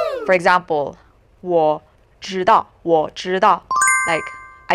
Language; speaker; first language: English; non-native, local second language; Filipino